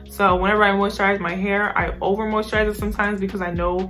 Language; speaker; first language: English; native; English